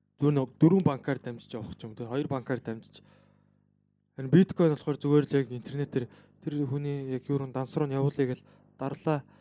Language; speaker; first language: Mongolian; native; Mongolian